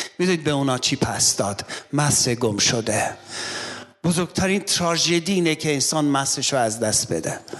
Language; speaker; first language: Persian; non-native, local second language; Armenian